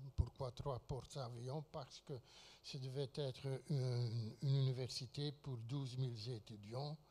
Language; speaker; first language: French; non-native, fluent; Dutch